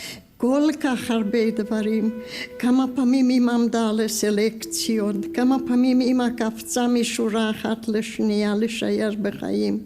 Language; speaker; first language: Hebrew; non-native, fluent; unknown